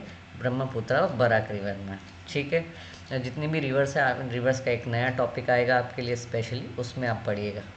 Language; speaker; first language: Hindi; native; Hindi